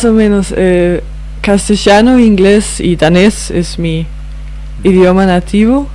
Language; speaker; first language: Spanish; non-native, fluent; Danish